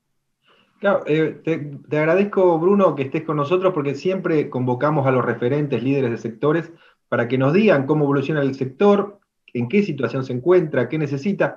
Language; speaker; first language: Spanish; native; Spanish